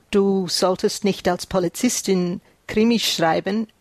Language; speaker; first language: German; early bilingual, heritage; German